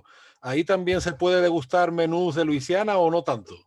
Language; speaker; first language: Spanish; native; Spanish